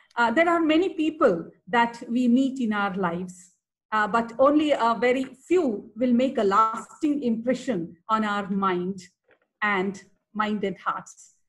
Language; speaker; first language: English; non-native, local second language; Kannada